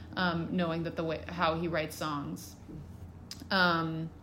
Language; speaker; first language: English; native; English